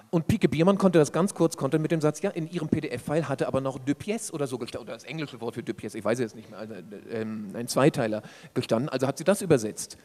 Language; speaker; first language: German; native; German